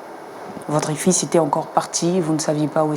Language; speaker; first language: French; native; French